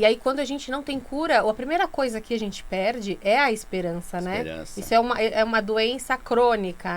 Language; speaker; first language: Portuguese; native; Portuguese